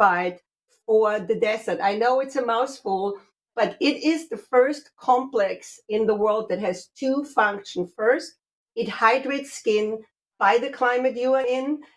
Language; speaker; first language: English; non-native, fluent; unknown